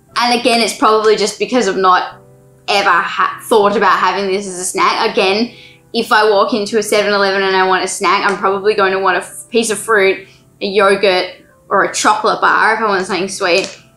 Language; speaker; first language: English; native; English